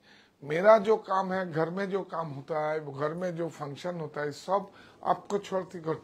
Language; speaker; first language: Hindi; non-native, local second language; Bangla